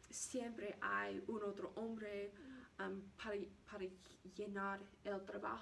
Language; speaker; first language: Spanish; non-native, learner; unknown